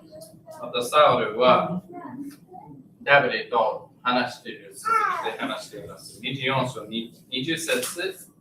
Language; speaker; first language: Japanese; non-native, learner; English